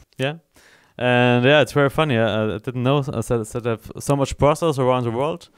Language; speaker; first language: English; non-native, learner; German